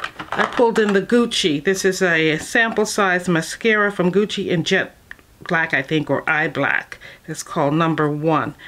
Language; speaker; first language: English; native; English